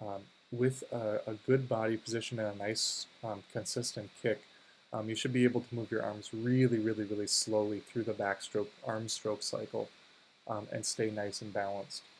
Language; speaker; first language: English; native; English